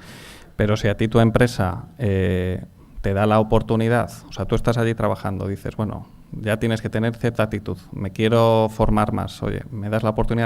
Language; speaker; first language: Spanish; native; Spanish